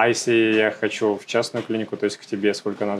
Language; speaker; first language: Russian; native; Russian